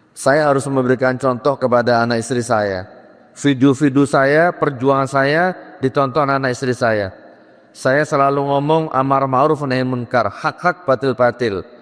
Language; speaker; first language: Indonesian; native; Indonesian